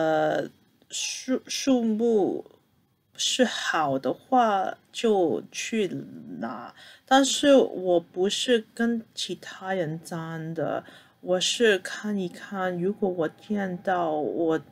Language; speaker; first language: Chinese; early bilingual, heritage; Cantonese